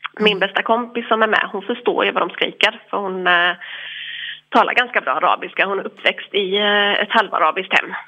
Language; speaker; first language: Swedish; early bilingual, other home language; English